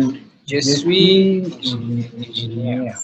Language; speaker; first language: French; non-native, learner; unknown